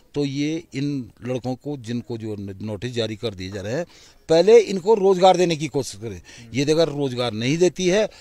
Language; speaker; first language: Hindi; native; Hindi